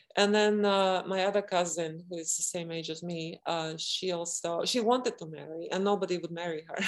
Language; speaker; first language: English; non-native, fluent; Latvian